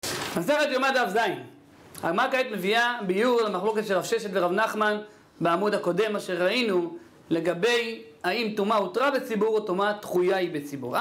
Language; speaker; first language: Hebrew; native; Hebrew